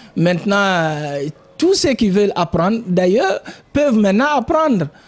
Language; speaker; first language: French; non-native, local second language; Fula